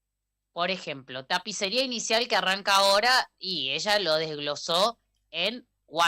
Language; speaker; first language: Spanish; native; Spanish